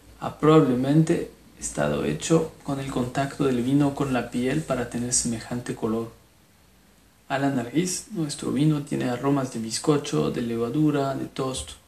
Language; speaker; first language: Spanish; non-native, fluent; French